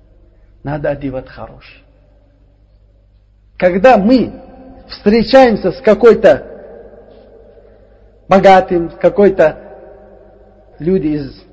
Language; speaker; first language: Russian; non-native, learner; Uzbek